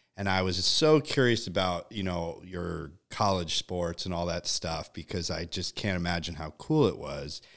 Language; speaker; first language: English; native; English